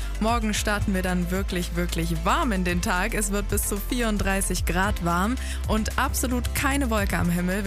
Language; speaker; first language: German; native; German